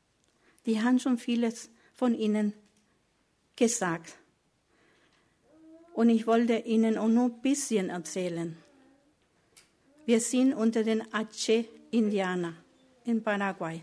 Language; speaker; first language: German; non-native, learner; Spanish